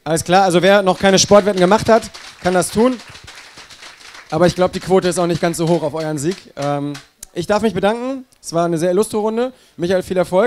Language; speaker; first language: German; native; German